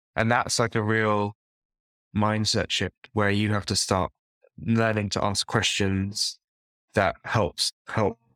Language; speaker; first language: English; native; English